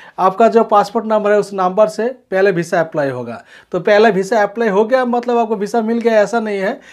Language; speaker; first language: Hindi; non-native, local second language; Bangla